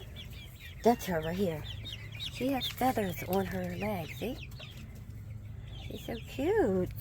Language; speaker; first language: English; native; English